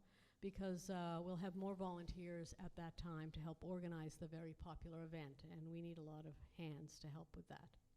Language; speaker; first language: English; native; English